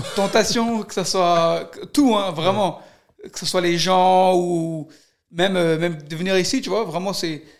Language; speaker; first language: French; early bilingual, other home language; Kurdish